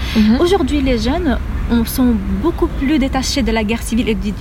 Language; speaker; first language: French; non-native, local second language; Arabic